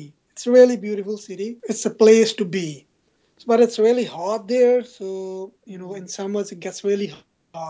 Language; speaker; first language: English; non-native, local second language; Punjabi